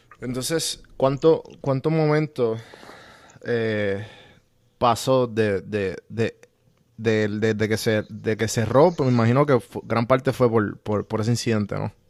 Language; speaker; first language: Spanish; native; Spanish